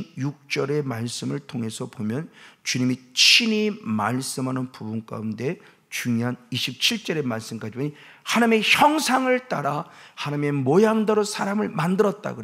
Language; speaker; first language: Korean; native; Korean